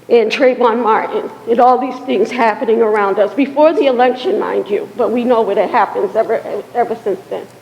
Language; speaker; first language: English; native; English